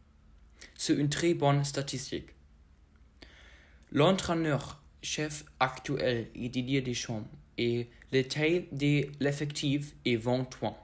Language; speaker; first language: French; non-native, learner; German